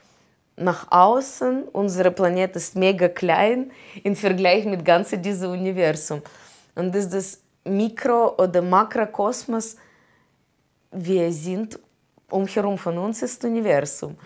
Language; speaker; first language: German; non-native, learner; Russian